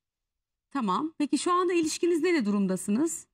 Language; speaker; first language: Turkish; native; Turkish